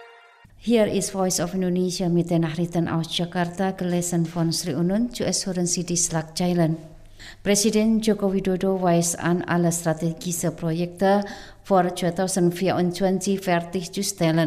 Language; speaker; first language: German; non-native, learner; Indonesian